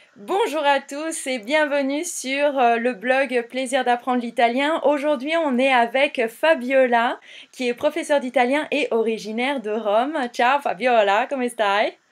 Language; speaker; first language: French; native; French